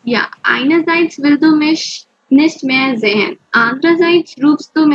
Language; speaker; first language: German; non-native, fluent; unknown